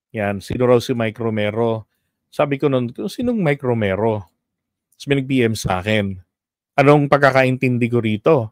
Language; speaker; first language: Filipino; native; Filipino